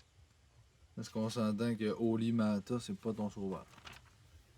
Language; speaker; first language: French; native; French